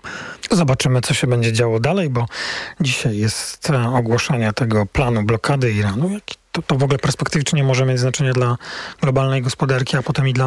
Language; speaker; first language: Polish; native; Polish